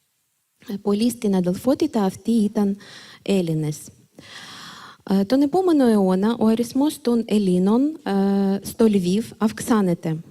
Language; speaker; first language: Greek; non-native, fluent; Ukrainian